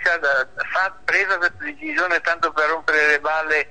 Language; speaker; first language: Italian; native; Italian